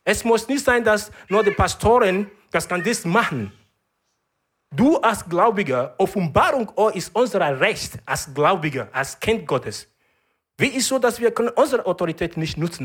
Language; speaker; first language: German; non-native, learner; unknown